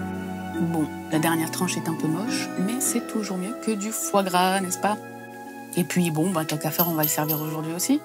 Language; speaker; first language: French; native; French